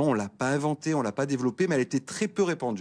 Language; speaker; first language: French; native; French